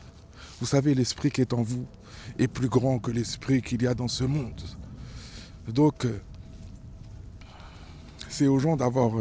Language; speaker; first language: French; native; French